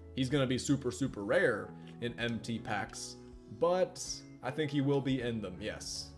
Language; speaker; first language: English; native; English